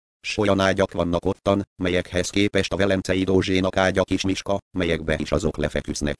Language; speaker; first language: Hungarian; native; Hungarian